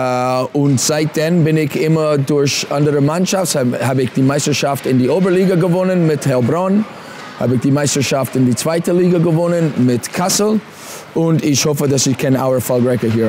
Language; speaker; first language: German; non-native, learner; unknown